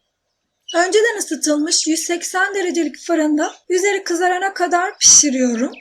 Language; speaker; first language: Turkish; native; Turkish